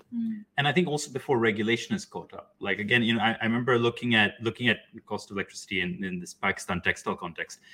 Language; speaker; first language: English; non-native, local second language; Urdu